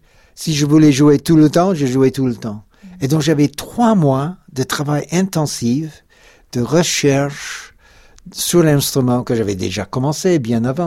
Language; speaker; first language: French; non-native, fluent; English